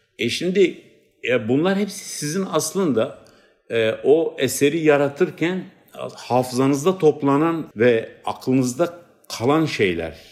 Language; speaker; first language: Turkish; non-native, local second language; Kurdish